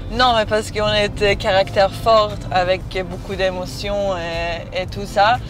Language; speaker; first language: French; non-native, learner; Serbian